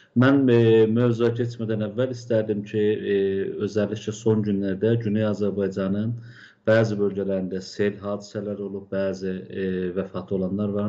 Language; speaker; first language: Azerbaijani; native; Azerbaijani